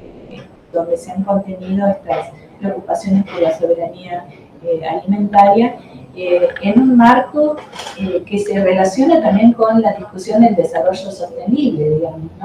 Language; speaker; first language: Spanish; native; Spanish